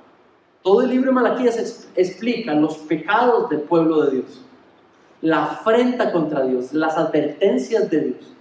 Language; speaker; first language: Spanish; native; Spanish